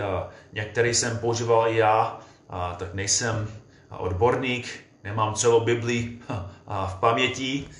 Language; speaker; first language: Czech; non-native, fluent; English